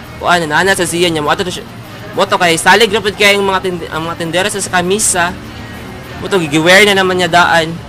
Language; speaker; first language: Cebuano; native; Cebuano